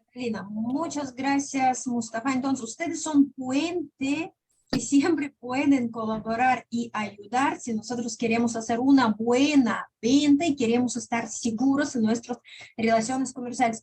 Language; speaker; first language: Spanish; non-native, fluent; Russian